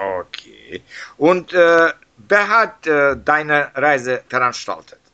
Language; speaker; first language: German; non-native, learner; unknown